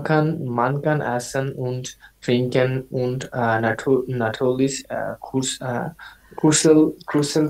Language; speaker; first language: German; non-native, learner; Bangla